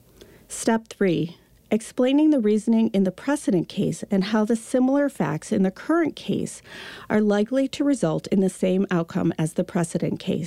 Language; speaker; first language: English; native; English